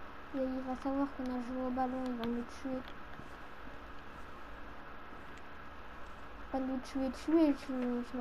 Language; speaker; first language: French; native; French